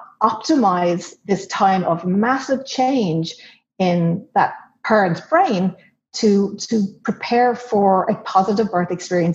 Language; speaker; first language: English; native; English